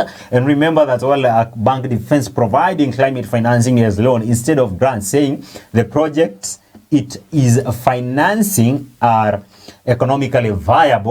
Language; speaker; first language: English; non-native, local second language; Swahili